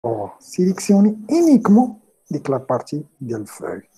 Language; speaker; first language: French; non-native, local second language; Arabic